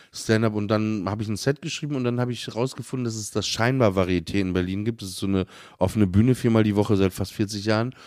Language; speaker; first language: German; native; German